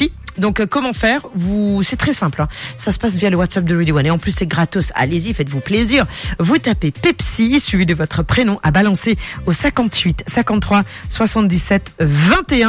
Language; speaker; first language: French; non-native, local second language; Morisyen